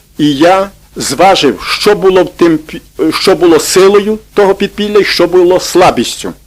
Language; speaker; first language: Ukrainian; native; Ukrainian